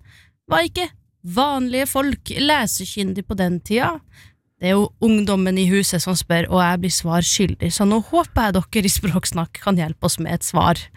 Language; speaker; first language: Norwegian; native; Norwegian